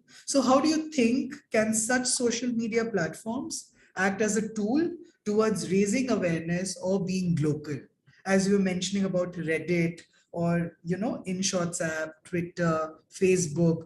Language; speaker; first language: English; non-native, local second language; Hindi